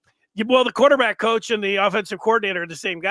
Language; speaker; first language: English; native; English